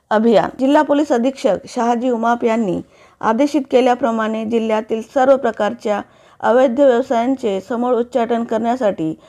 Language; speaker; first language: Marathi; non-native, local second language; Urdu